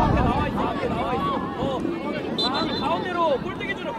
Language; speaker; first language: Korean; native; Korean